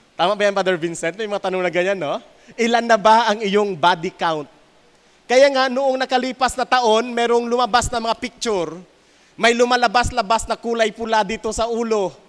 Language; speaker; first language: Filipino; native; Filipino